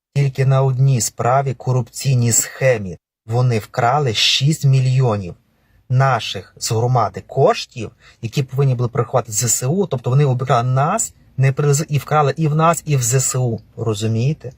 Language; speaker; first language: Ukrainian; native; Ukrainian